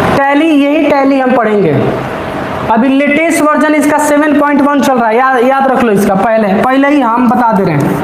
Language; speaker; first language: Hindi; native; Hindi